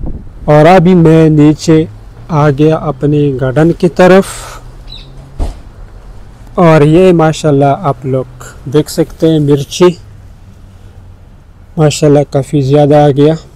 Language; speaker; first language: Hindi; non-native, fluent; Pashto